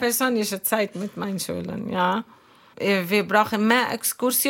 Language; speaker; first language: German; non-native, learner; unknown